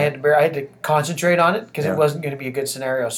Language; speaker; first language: English; native; English